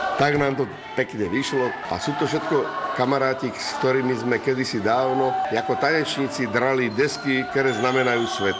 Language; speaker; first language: Slovak; native; Slovak